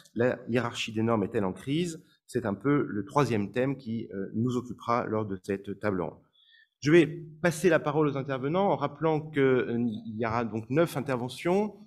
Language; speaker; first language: French; native; French